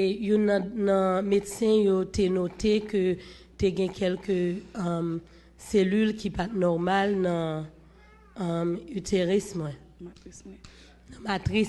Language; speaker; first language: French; non-native, local second language; Haitian Creole